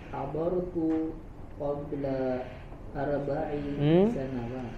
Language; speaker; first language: Arabic; non-native, learner; Indonesian